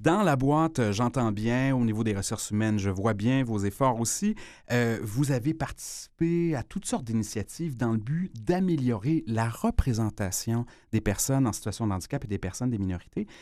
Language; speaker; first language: French; native; French